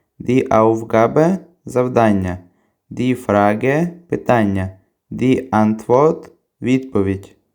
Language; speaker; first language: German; non-native, fluent; Ukrainian